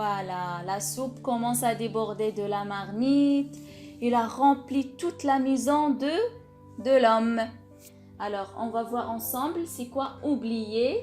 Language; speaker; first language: French; non-native, local second language; Arabic